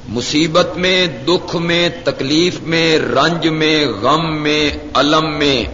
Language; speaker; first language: Urdu; non-native, local second language; Punjabi